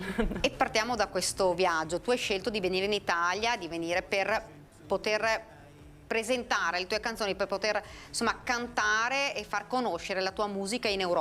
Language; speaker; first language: Italian; native; Italian